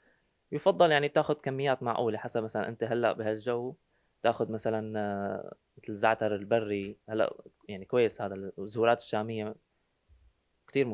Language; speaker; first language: Arabic; native; Arabic